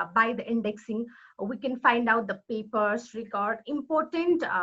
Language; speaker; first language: English; non-native, local second language; Nepali